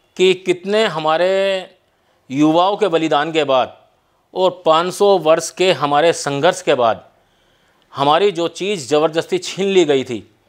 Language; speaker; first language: Hindi; native; Hindi